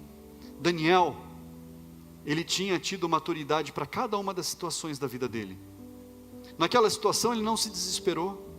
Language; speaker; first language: Portuguese; native; Portuguese